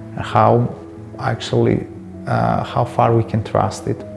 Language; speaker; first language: English; non-native, fluent; Greek